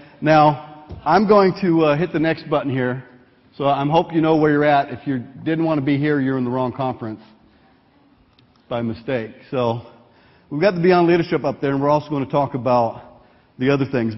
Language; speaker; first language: English; native; English